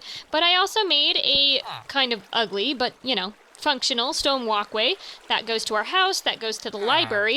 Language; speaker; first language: English; native; English